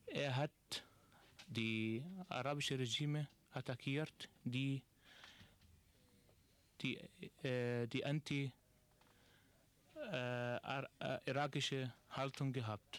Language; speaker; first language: German; non-native, learner; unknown